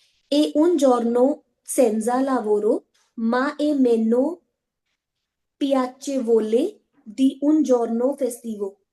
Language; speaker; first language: Italian; non-native, learner; Hindi